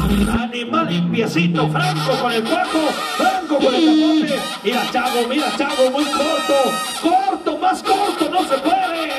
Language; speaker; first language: Spanish; native; Spanish